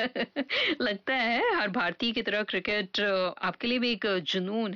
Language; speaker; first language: Hindi; native; Hindi